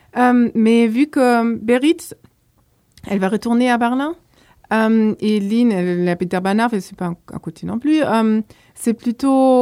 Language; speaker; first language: French; non-native, fluent; German